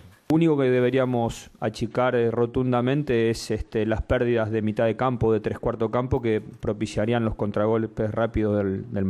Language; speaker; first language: Spanish; native; Spanish